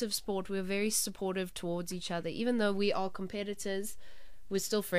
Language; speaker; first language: English; native; English